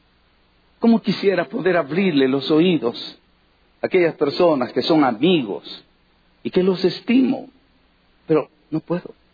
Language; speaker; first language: Spanish; native; Spanish